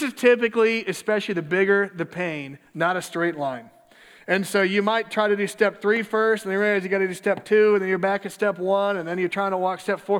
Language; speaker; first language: English; native; English